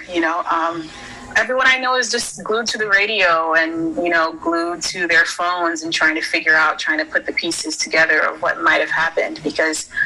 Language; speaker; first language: English; early bilingual, other home language; Haitian Creole